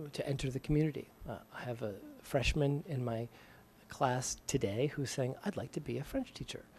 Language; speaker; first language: English; native; English